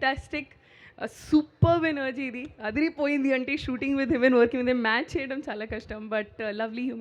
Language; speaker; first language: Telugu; non-native, learner; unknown